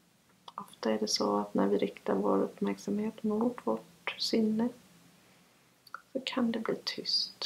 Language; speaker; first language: Swedish; native; Swedish